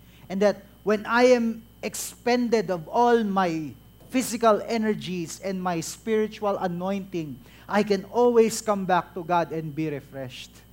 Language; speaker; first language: English; non-native, local second language; Filipino